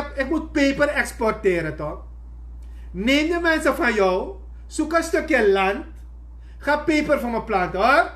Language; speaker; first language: Dutch; native; Dutch